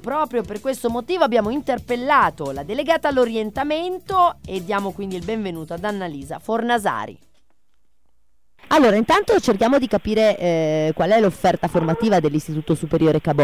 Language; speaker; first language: Italian; native; Italian